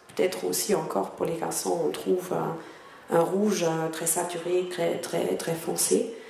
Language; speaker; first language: French; non-native, fluent; German